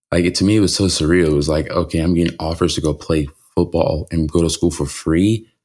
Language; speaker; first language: English; native; English